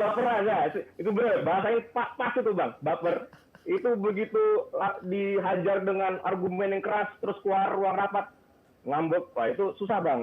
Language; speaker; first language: Indonesian; native; Indonesian